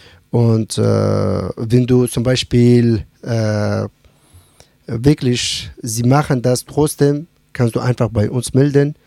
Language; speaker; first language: German; non-native, learner; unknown